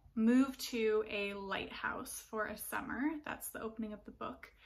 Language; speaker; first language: English; native; English